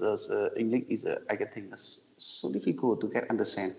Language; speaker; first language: English; non-native, learner; Vietnamese